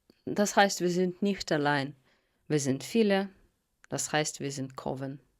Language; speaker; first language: German; non-native, fluent; Russian